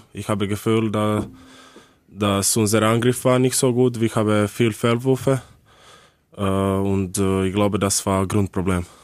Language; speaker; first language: German; non-native, learner; Croatian